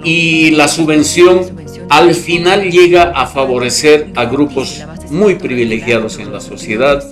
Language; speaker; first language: Spanish; native; Spanish